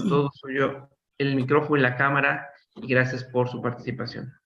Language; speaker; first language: Spanish; native; Spanish